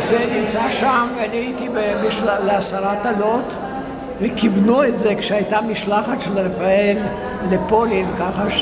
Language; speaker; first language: Hebrew; non-native, fluent; Yiddish